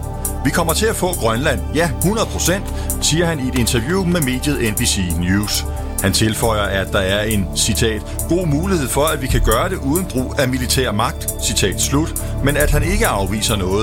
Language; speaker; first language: Danish; native; Danish